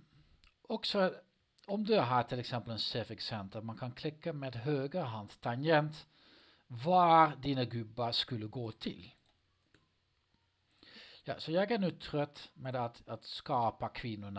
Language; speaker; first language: Swedish; non-native, learner; Dutch